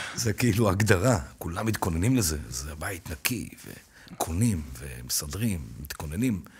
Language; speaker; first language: Hebrew; native; Hebrew